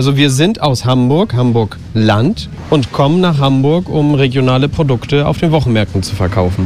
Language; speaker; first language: German; native; German